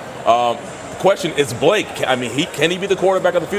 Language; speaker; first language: English; native; English